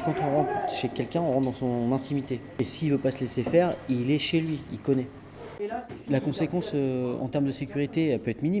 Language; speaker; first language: French; native; French